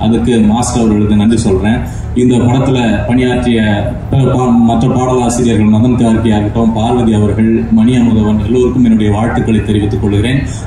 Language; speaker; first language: Tamil; native; Tamil